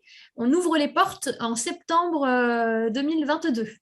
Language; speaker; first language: French; native; French